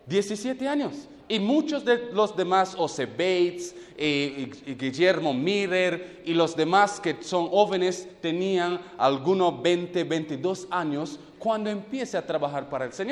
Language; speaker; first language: Spanish; non-native, fluent; English